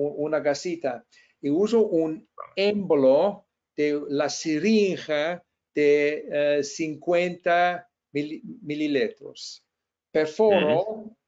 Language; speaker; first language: Spanish; non-native, fluent; English